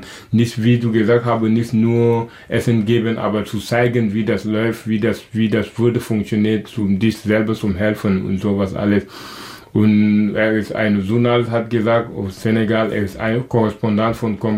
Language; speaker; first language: German; non-native, learner; Wolof